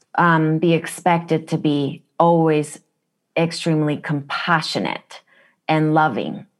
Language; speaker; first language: English; non-native, fluent; Japanese